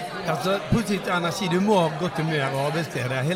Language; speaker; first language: Norwegian; native; Norwegian